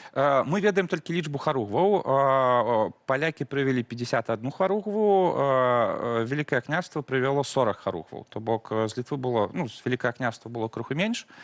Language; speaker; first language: Belarusian; native; Belarusian